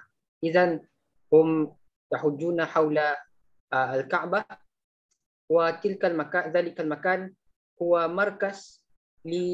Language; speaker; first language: Arabic; non-native, learner; Malay